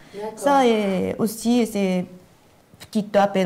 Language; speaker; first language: French; non-native, learner; Japanese